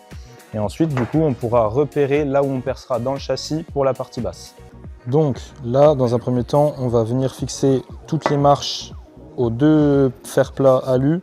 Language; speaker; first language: French; native; French